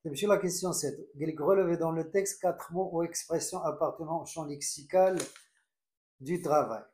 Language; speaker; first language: French; non-native, local second language; Arabic